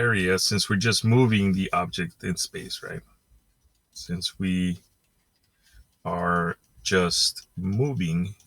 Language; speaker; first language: English; native; English